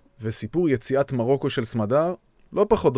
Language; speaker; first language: Hebrew; native; Hebrew